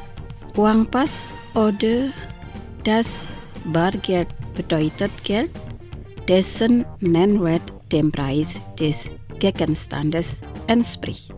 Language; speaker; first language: German; non-native, fluent; Indonesian